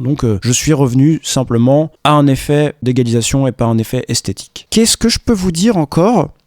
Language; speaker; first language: French; native; French